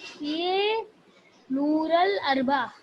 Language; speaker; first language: Arabic; non-native, learner; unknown